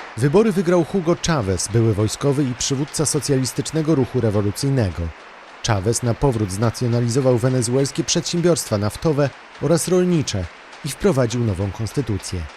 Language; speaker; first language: Polish; native; Polish